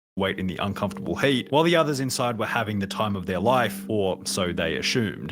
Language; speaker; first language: English; native; English